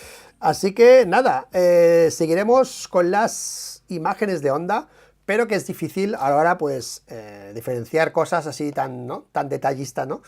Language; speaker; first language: Spanish; native; Spanish